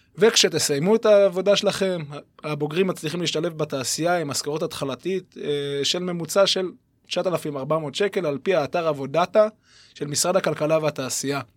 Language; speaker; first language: Hebrew; native; Hebrew